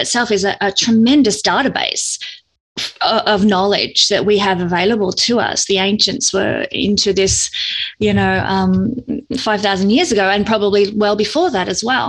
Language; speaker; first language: English; native; English